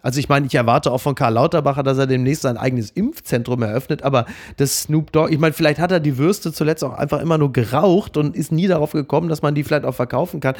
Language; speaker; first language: German; native; German